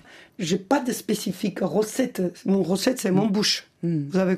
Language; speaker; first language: French; non-native, fluent; Georgian